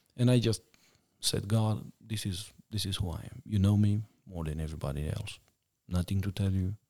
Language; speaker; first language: English; non-native, fluent; Romanian